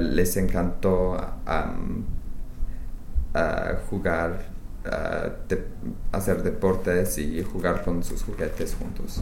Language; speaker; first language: Spanish; non-native, fluent; English